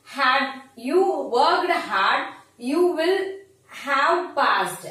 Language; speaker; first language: English; non-native, local second language; Tamil